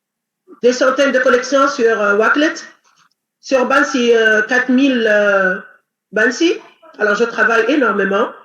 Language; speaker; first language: French; non-native, local second language; Arabic